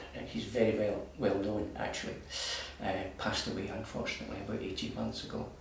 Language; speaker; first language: English; native; English